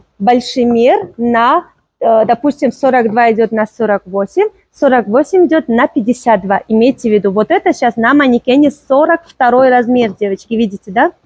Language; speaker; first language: Russian; non-native, local second language; Tajik